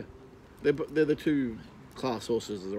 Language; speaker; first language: English; native; English